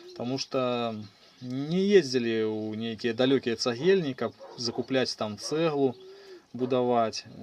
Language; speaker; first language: Belarusian; native; Belarusian